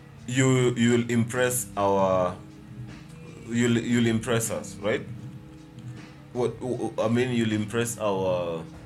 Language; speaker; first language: English; non-native, local second language; Luo (Kenya and Tanzania)